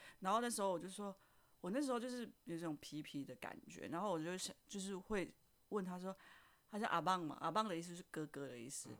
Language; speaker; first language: Chinese; non-native, fluent; Indonesian